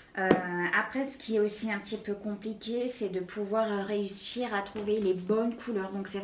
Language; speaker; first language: French; native; French